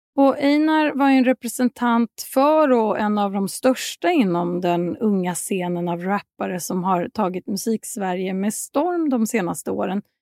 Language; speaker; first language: Swedish; native; Swedish